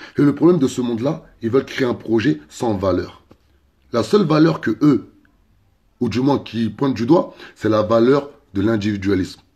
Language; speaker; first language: French; early bilingual, other home language; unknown